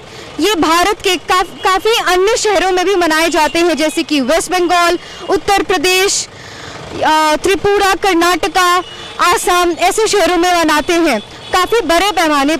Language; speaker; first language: Hindi; native; Hindi